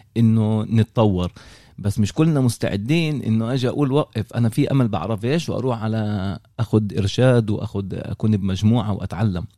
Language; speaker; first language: Arabic; native; Arabic